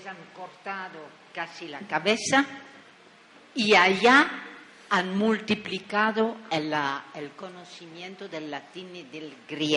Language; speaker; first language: Spanish; non-native, fluent; French